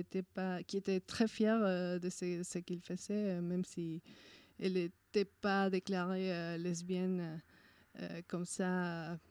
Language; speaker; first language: French; non-native, fluent; Spanish